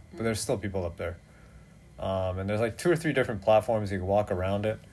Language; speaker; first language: English; native; English